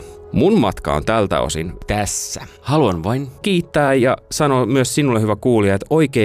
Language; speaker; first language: Finnish; native; Finnish